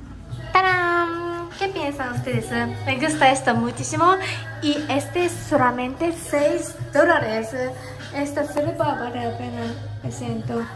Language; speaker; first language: Spanish; non-native, learner; Japanese